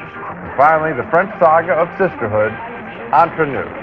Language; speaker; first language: English; native; English